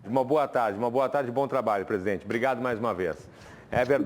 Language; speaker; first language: Portuguese; native; Portuguese